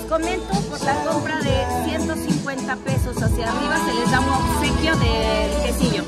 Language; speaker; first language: Spanish; native; Spanish